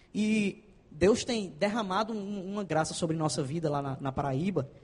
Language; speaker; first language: Portuguese; native; Portuguese